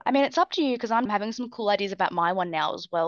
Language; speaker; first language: English; native; English